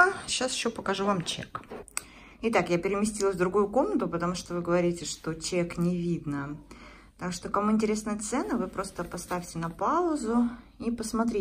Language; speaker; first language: Russian; native; Russian